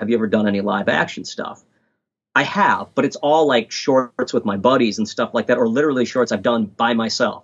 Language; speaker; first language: English; native; English